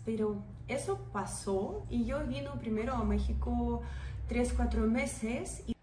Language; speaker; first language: Spanish; non-native, fluent; Russian